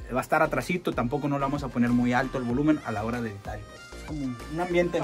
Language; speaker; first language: Spanish; native; Spanish